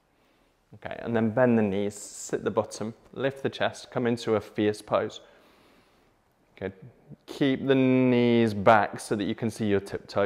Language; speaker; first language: English; native; English